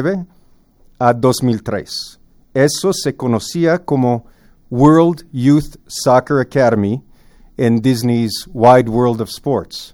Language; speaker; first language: Spanish; non-native, fluent; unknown